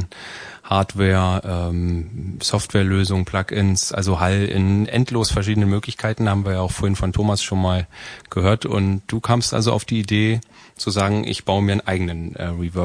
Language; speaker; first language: German; native; German